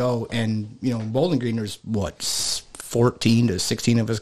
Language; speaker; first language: English; native; English